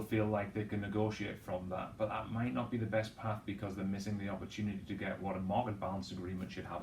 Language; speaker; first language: English; native; English